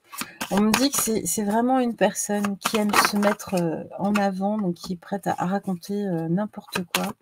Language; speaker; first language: French; native; French